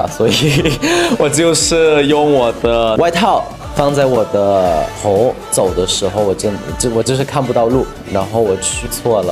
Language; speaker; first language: Chinese; early bilingual, heritage; English